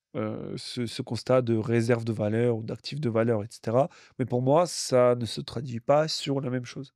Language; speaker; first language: French; non-native, fluent; Russian